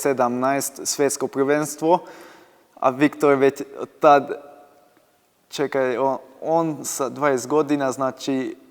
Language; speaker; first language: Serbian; non-native, local second language; Hungarian